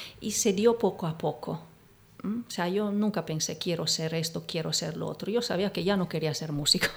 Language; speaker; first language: Spanish; non-native, fluent; Italian